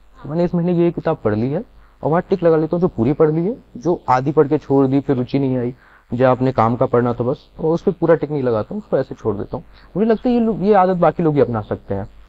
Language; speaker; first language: Hindi; native; Hindi